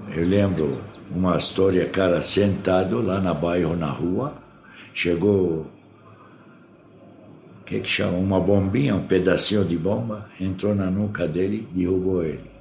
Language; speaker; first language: Portuguese; non-native, fluent; Arabic